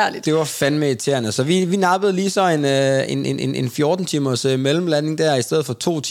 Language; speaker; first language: Danish; native; Danish